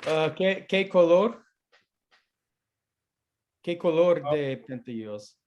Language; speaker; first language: Spanish; non-native, learner; English